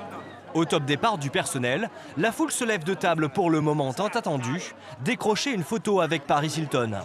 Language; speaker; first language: French; native; French